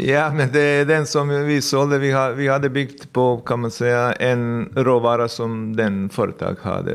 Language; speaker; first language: Swedish; non-native, fluent; Bosnian